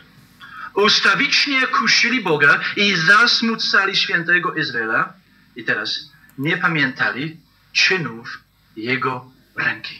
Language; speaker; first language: Polish; non-native, fluent; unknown